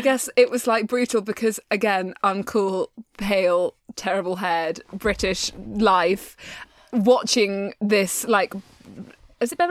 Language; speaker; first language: English; native; English